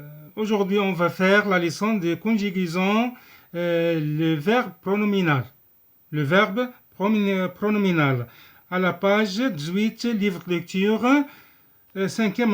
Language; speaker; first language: French; non-native, local second language; Arabic